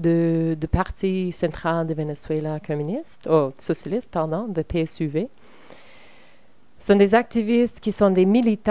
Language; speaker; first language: French; non-native, learner; English